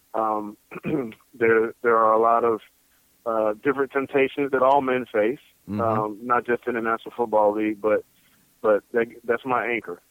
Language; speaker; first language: English; native; English